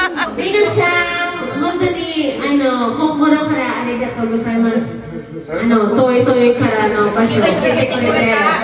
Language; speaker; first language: Japanese; non-native, learner; Filipino